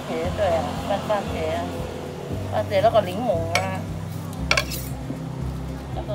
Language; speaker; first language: Chinese; non-native, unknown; Thai